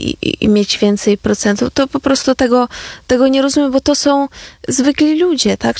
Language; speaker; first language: Polish; non-native, fluent; Ukrainian